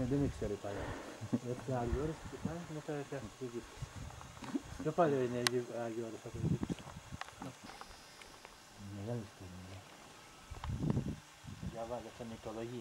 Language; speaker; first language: Greek; non-native, learner; Romanian